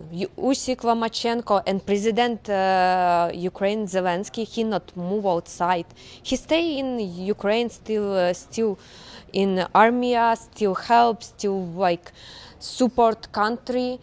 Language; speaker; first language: English; non-native, learner; Ukrainian